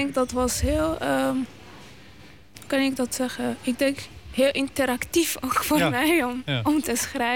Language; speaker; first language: Dutch; non-native, local second language; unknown